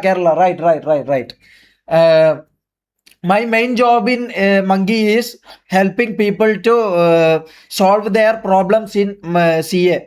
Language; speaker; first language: English; non-native, learner; Malayalam